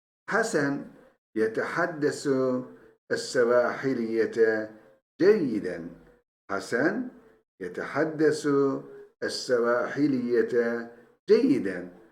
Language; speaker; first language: Arabic; non-native, fluent; Turkish